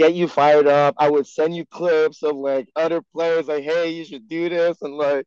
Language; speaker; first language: English; non-native, fluent; French